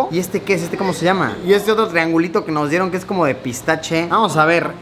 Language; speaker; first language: Spanish; native; Spanish